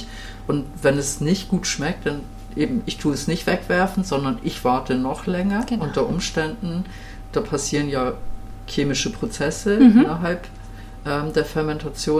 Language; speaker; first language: German; native; German